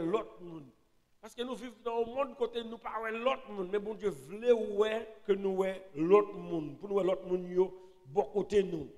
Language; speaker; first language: French; non-native, local second language; Haitian Creole